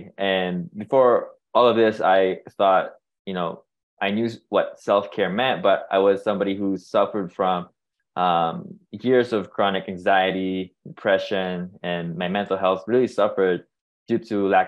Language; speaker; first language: English; non-native, local second language; Filipino